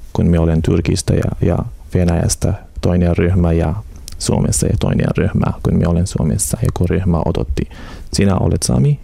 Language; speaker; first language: Finnish; non-native, learner; Arabic